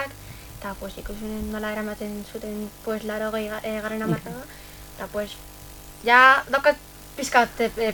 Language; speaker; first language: Basque; non-native, local second language; Spanish